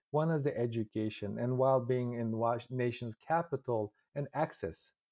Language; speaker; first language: English; non-native, fluent; Uyghur